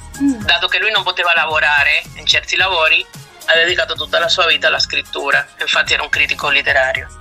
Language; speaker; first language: Italian; non-native, fluent; Spanish